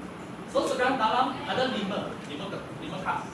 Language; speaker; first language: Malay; non-native, local second language; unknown